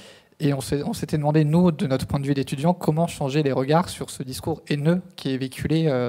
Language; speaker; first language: French; native; French